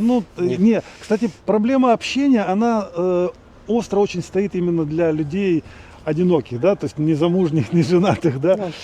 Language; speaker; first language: Russian; native; Russian